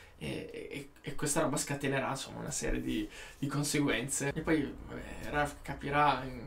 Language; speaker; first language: Italian; native; Italian